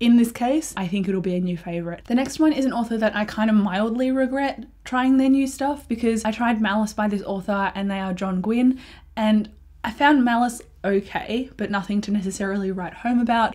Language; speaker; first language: English; native; English